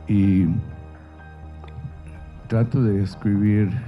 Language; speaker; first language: Spanish; non-native, fluent; English